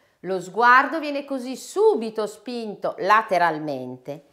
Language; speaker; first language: Italian; native; Italian